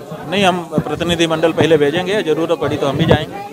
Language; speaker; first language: Hindi; native; Hindi